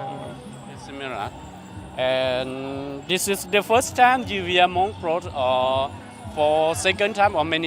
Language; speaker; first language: English; non-native, learner; Hmong